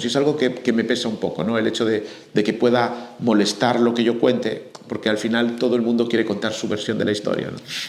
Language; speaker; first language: Spanish; native; Spanish